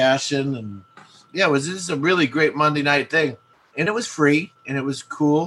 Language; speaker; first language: English; native; English